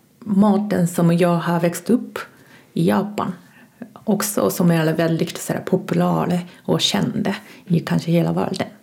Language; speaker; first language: Swedish; non-native, fluent; Japanese